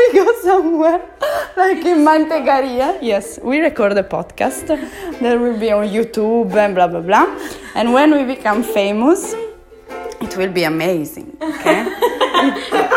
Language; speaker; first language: English; non-native, learner; Italian